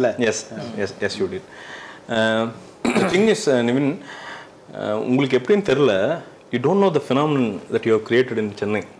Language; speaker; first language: Tamil; native; Tamil